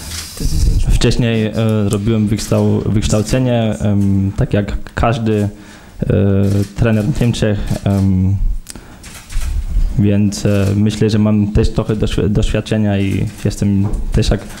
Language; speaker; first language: Polish; early bilingual, heritage; Polish